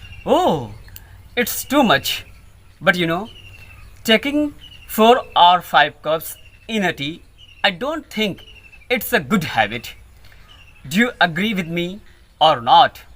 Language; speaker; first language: English; non-native, learner; Hindi